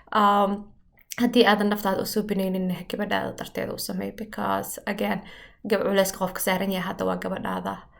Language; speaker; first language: Somali; early bilingual, heritage; Somali